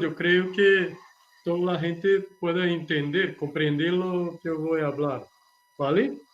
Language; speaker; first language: Spanish; non-native, learner; Portuguese